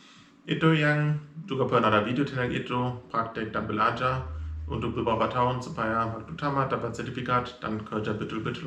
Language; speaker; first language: Indonesian; non-native, fluent; German